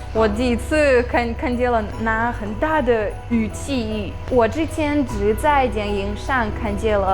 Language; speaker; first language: Chinese; non-native, fluent; Russian